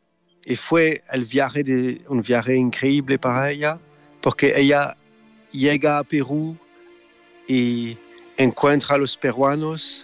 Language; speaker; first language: Spanish; non-native, learner; French